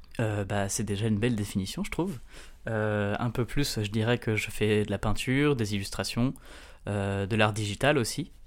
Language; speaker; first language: French; native; French